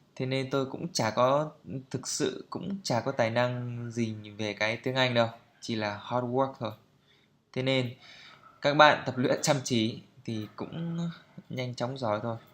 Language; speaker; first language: Vietnamese; native; Vietnamese